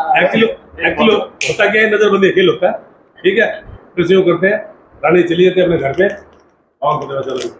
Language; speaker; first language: Hindi; non-native, local second language; Punjabi